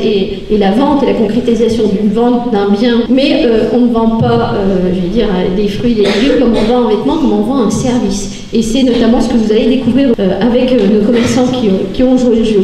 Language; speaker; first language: French; native; French